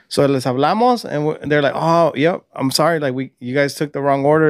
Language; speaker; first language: English; early bilingual, other home language; Spanish